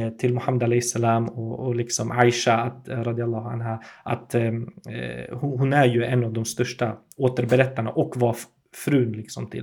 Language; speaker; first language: Swedish; native; Swedish